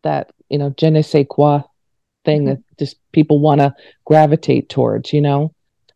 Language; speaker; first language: English; native; English